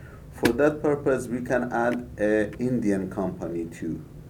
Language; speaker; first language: English; non-native, fluent; Persian